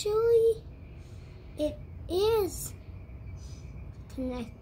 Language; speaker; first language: English; early bilingual, other home language; Russian